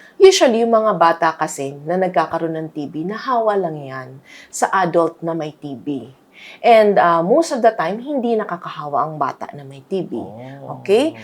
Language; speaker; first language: Filipino; native; Filipino